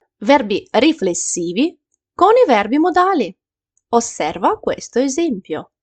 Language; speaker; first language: Italian; non-native, fluent; Ukrainian